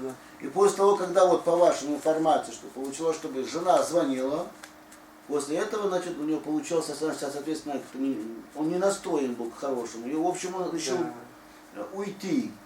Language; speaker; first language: Russian; native; Russian